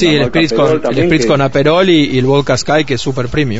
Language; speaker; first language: Spanish; native; Spanish